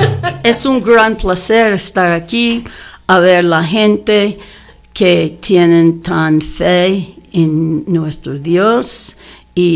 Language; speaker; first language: Spanish; non-native, learner; English